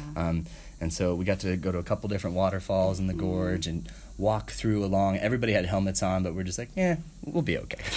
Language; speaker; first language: English; native; English